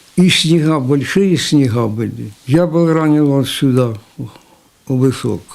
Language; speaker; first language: Russian; non-native, local second language; Ukrainian